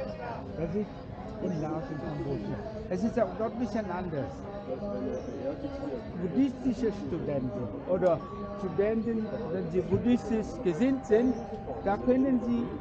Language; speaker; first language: German; non-native, fluent; Vietnamese